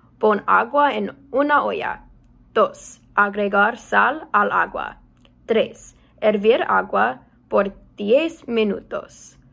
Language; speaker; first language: Spanish; non-native, learner; English